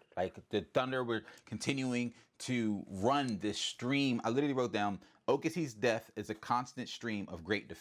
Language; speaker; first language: English; native; English